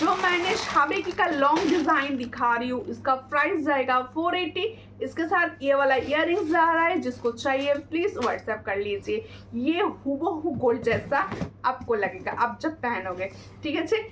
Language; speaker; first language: Hindi; non-native, local second language; Bangla